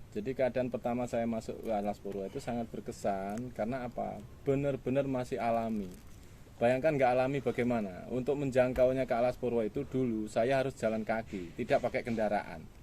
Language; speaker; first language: Indonesian; non-native, local second language; Javanese